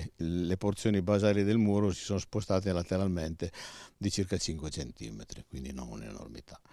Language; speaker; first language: Italian; native; Italian